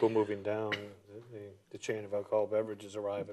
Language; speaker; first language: English; native; English